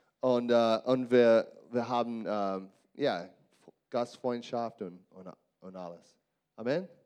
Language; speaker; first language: German; non-native, learner; English